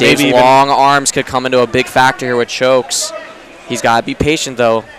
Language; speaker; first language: English; native; English